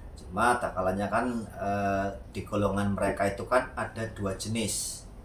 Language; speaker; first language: Indonesian; non-native, local second language; Javanese